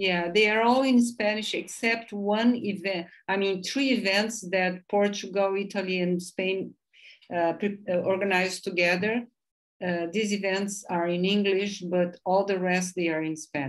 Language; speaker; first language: English; non-native, fluent; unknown